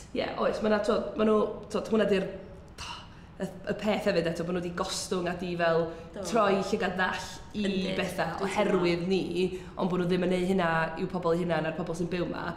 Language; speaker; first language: Welsh; native; Welsh